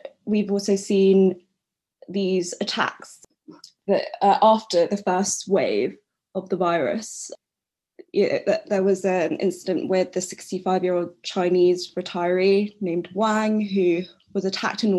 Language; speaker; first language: English; native; English